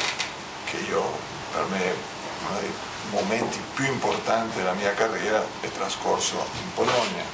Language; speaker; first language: Italian; non-native, fluent; Spanish